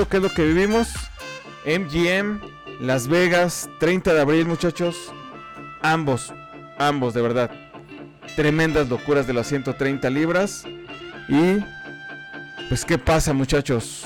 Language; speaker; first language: Spanish; native; Spanish